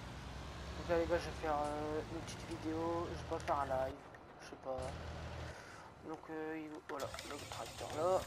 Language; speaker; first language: French; native; French